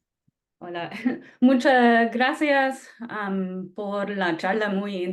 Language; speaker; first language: Spanish; non-native, fluent; English